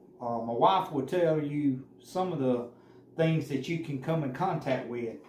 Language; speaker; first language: English; native; English